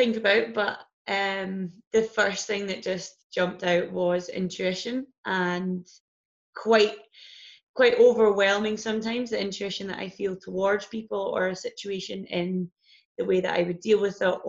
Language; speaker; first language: English; native; English